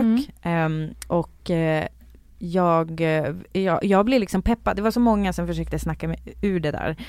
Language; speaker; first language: Swedish; native; Swedish